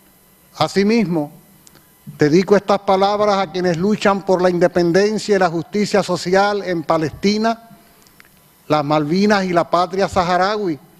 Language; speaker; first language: Spanish; native; Spanish